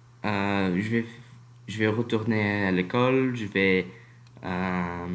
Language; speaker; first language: French; non-native, learner; English